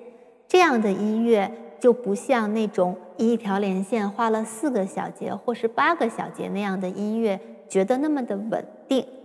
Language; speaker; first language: Chinese; native; Chinese